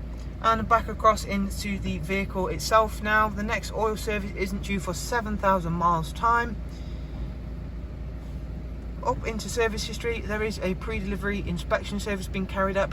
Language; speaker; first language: English; native; English